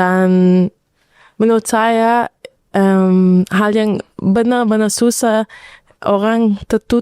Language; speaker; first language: Indonesian; early bilingual, heritage; Indonesian